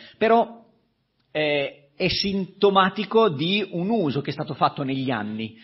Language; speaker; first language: Italian; native; Italian